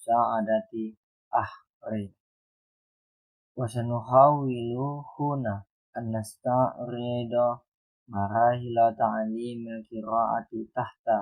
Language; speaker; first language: Arabic; non-native, learner; Indonesian